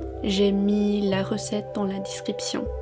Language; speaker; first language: French; non-native, fluent; English